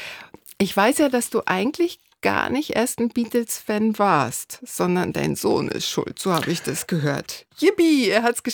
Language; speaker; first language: German; native; German